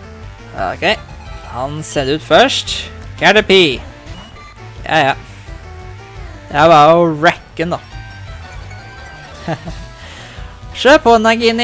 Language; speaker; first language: Norwegian; native; Norwegian